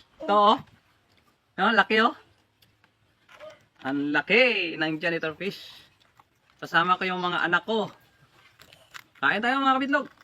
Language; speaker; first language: Filipino; non-native, local second language; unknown